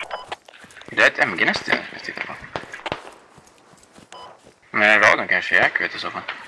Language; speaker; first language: Swedish; native; Swedish